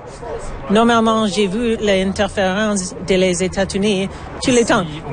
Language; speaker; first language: French; non-native, learner; English